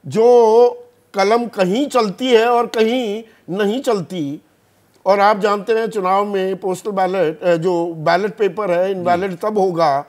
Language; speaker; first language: Hindi; native; Hindi